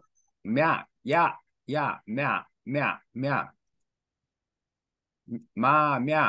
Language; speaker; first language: Vietnamese; non-native, learner; Korean